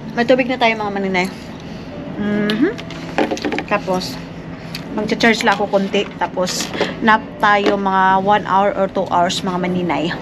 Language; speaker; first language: Filipino; non-native, local second language; Cebuano